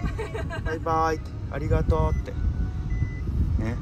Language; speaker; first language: Japanese; native; Japanese